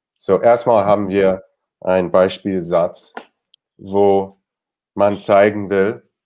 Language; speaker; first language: German; non-native, fluent; English